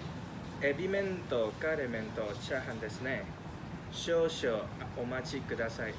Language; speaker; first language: Japanese; non-native, learner; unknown